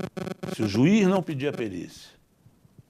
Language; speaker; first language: Portuguese; native; Portuguese